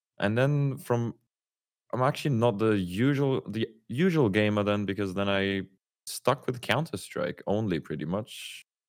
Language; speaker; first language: English; non-native, fluent; German